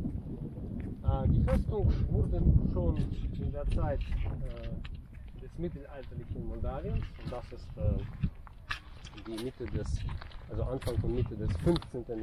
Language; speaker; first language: German; non-native, fluent; Romanian